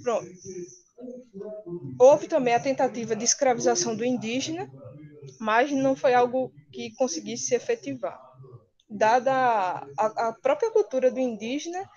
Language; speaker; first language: Portuguese; native; Portuguese